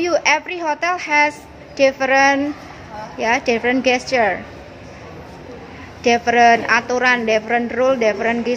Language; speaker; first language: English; non-native, learner; Indonesian